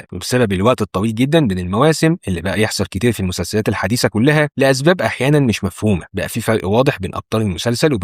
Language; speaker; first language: Arabic; native; Arabic